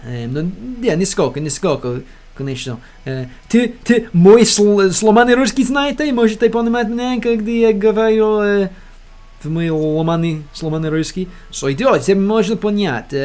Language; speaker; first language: Russian; non-native, learner; English